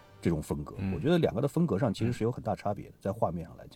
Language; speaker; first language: Chinese; native; Chinese